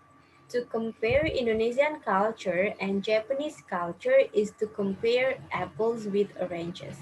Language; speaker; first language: English; non-native, fluent; Indonesian